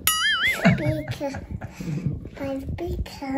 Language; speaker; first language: Portuguese; early bilingual, heritage; Portuguese